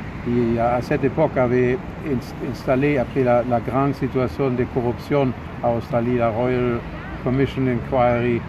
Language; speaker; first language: French; non-native, fluent; German